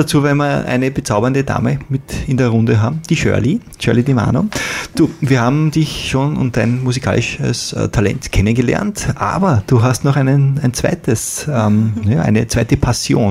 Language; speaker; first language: German; native; German